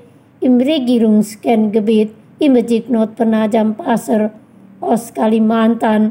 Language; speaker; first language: German; non-native, fluent; Indonesian